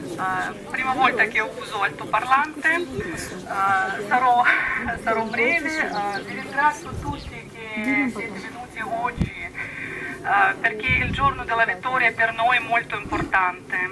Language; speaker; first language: Italian; non-native, fluent; Russian